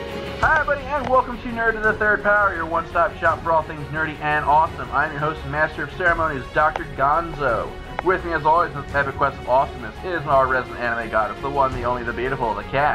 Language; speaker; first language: English; native; English